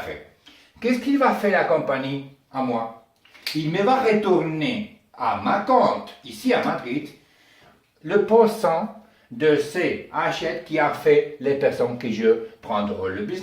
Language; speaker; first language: French; non-native, learner; Spanish